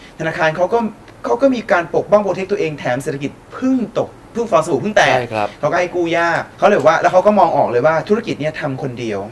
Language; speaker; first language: Thai; native; Thai